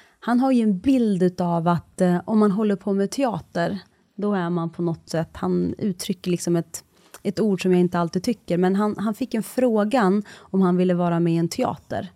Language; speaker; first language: Swedish; early bilingual, other home language; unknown